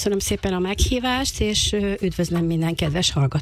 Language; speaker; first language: Hungarian; native; Hungarian